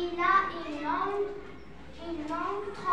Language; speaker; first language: French; non-native, learner; Arabic